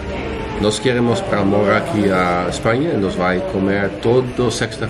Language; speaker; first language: Portuguese; non-native, learner; Dutch